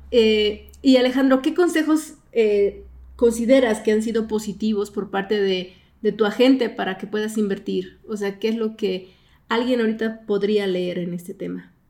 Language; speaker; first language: Spanish; native; Spanish